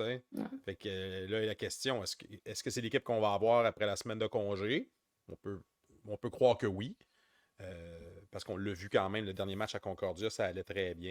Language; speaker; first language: French; native; French